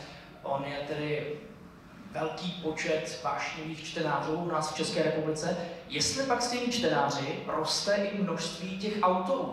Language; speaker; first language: Czech; native; Czech